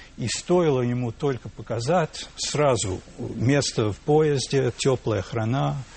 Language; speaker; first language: Russian; non-native, fluent; English